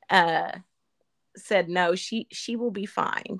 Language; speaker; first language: English; native; English